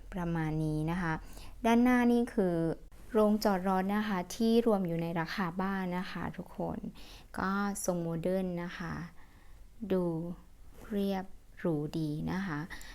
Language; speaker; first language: Thai; native; Thai